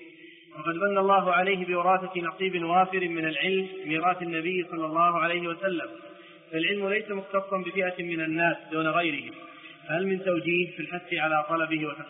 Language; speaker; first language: Arabic; native; Arabic